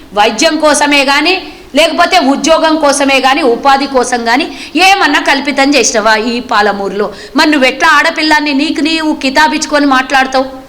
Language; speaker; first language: Telugu; native; Telugu